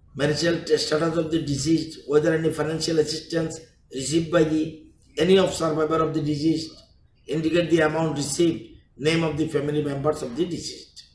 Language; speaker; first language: English; non-native, local second language; Bangla